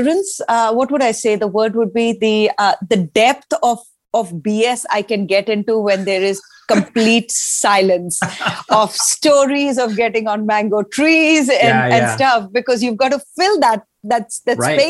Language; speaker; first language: English; non-native, local second language; Hindi